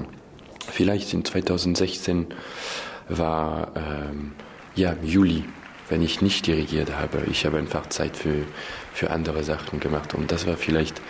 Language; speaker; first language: German; non-native, fluent; French